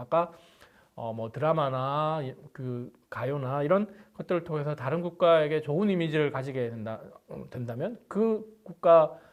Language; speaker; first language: Korean; native; Korean